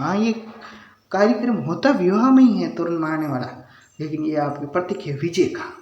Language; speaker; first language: Hindi; native; Hindi